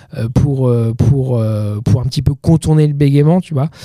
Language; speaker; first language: French; native; French